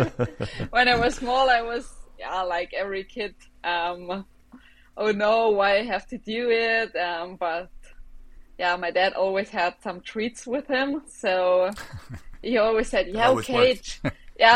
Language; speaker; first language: English; non-native, fluent; German